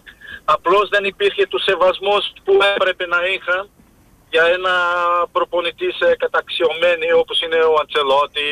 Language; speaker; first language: Greek; non-native, fluent; Portuguese